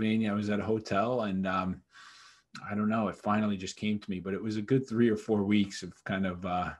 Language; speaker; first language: English; native; English